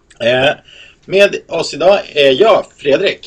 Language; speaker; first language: Swedish; native; Swedish